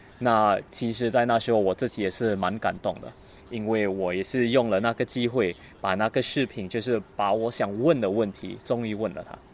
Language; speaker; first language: Chinese; non-native, learner; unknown